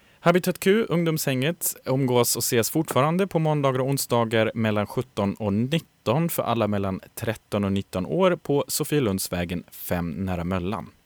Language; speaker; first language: Swedish; native; Swedish